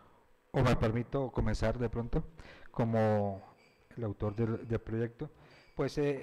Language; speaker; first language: Spanish; native; Spanish